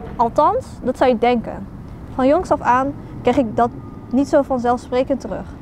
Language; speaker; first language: Dutch; early bilingual, other home language; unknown